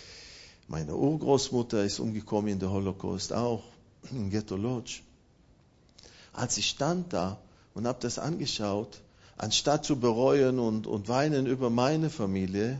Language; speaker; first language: German; non-native, fluent; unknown